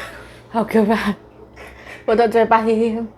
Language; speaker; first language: Chinese; non-native, learner; Javanese